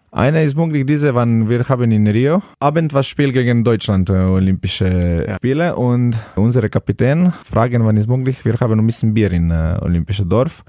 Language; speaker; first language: German; non-native, learner; Slovenian